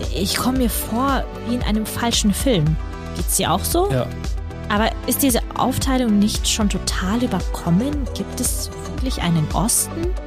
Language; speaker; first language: German; early bilingual, other home language; Russian